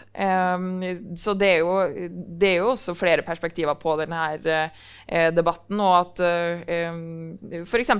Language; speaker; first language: Norwegian; native; Norwegian